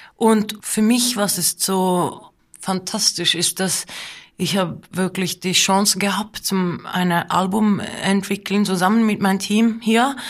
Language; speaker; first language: German; non-native, fluent; Norwegian